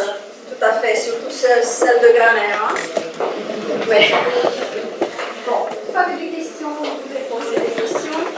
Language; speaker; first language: French; non-native, fluent; Romanian